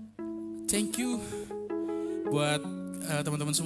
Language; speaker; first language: Indonesian; native; Indonesian